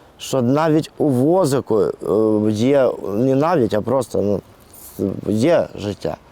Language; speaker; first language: Ukrainian; non-native, local second language; Russian